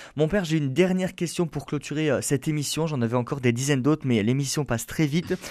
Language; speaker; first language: French; native; French